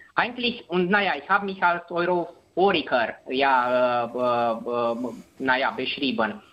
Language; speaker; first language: German; non-native, fluent; Romanian